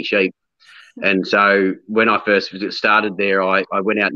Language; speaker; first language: English; native; English